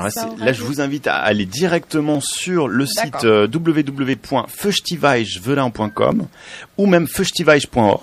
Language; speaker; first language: French; native; French